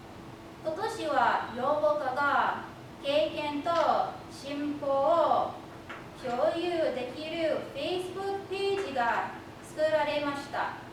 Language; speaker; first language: Japanese; non-native, fluent; English